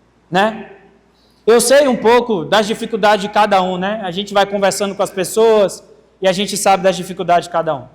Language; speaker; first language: Portuguese; native; Portuguese